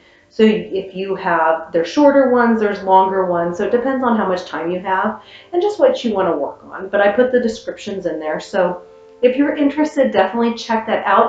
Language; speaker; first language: English; native; English